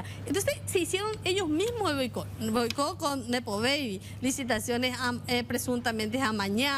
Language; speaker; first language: Spanish; native; Spanish